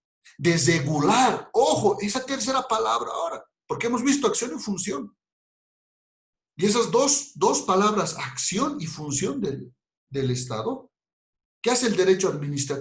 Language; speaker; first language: Spanish; native; Spanish